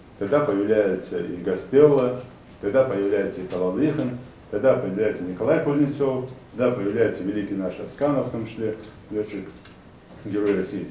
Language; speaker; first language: Russian; non-native, local second language; Ingush